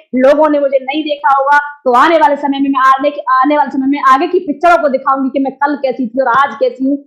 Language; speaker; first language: Hindi; native; Hindi